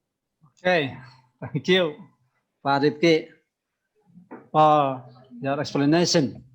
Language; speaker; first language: English; non-native, local second language; Indonesian